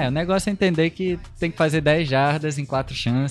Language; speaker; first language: Portuguese; native; Portuguese